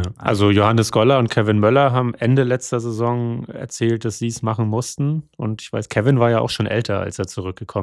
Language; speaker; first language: German; native; German